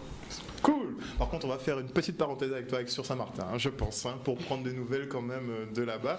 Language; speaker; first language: French; native; French